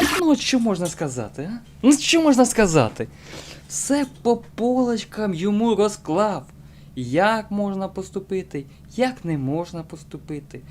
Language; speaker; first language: Ukrainian; non-native, local second language; Russian